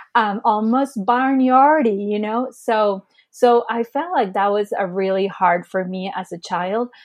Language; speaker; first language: English; early bilingual, other home language; Spanish